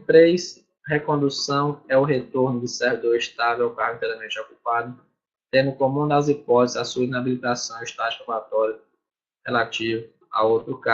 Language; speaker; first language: Portuguese; native; Portuguese